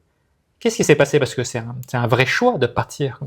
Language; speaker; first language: French; native; French